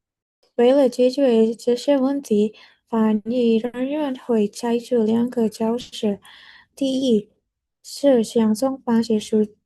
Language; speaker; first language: Chinese; non-native, learner; Indonesian